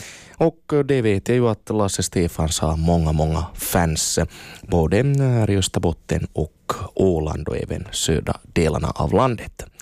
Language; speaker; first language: Swedish; native; Swedish